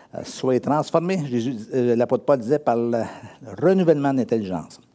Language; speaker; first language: French; native; French